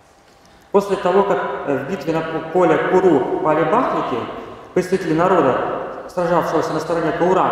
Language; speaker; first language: Russian; native; Russian